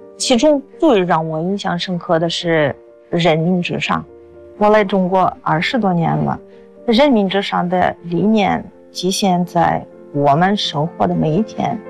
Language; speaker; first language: Chinese; non-native, fluent; Russian